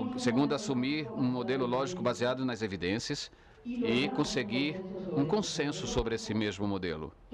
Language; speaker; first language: Portuguese; non-native, fluent; Spanish